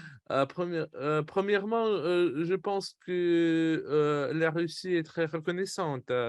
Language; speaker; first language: French; non-native, fluent; Russian